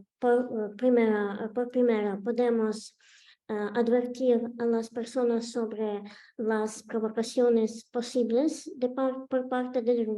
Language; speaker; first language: Spanish; non-native, fluent; Ukrainian